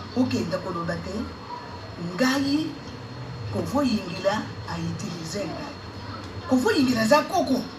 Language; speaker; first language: Lingala; non-native, local second language; Luba-Lulua